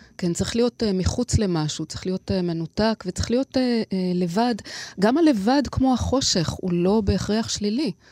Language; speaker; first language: Hebrew; native; Hebrew